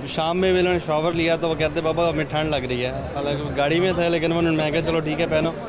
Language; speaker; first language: Urdu; native; Urdu